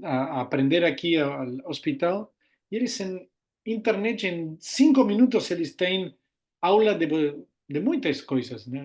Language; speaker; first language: Portuguese; non-native, learner; Spanish